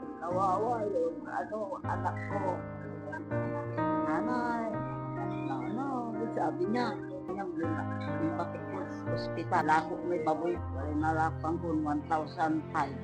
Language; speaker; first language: Filipino; non-native, local second language; Pangasinan